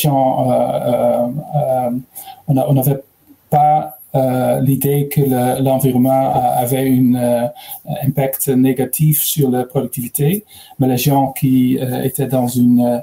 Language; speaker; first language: French; non-native, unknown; Dutch